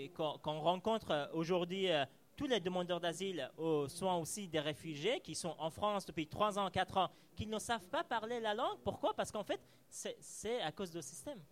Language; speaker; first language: French; non-native, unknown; Persian